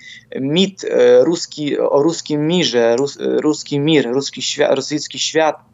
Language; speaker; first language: Polish; non-native, fluent; Ukrainian